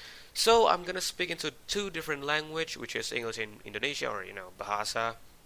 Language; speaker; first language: English; non-native, fluent; Indonesian